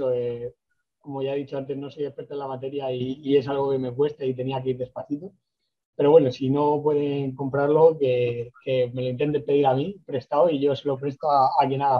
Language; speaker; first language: Spanish; native; Spanish